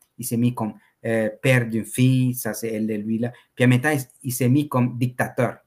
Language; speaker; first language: French; non-native, fluent; Spanish